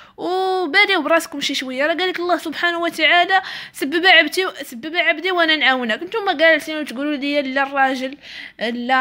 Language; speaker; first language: Arabic; native; Arabic